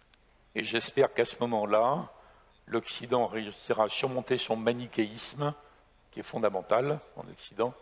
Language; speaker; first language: French; native; French